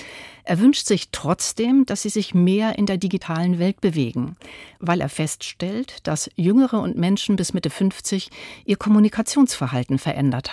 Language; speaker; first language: German; native; German